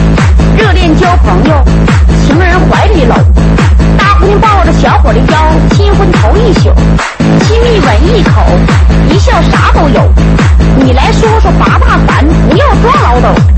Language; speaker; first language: Chinese; native; Chinese